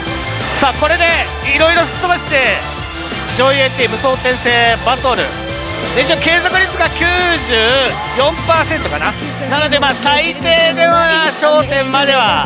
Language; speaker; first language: Japanese; native; Japanese